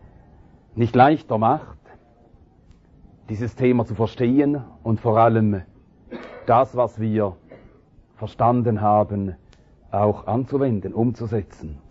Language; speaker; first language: German; native; German